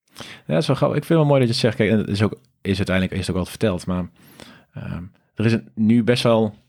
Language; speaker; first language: Dutch; native; Dutch